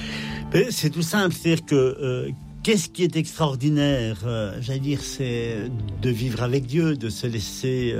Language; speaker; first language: French; native; French